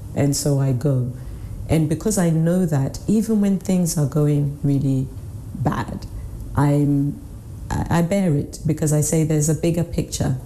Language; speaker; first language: English; native; English